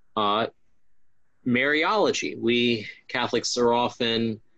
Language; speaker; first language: English; native; English